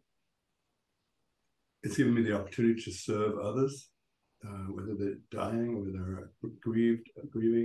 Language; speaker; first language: English; native; English